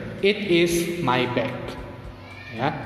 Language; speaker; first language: English; non-native, fluent; Indonesian